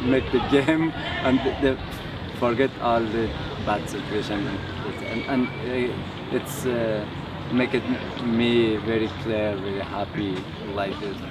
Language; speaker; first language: English; non-native, learner; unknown